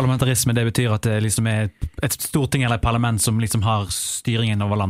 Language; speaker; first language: Norwegian; native; Norwegian